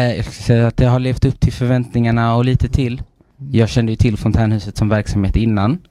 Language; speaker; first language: Swedish; native; Swedish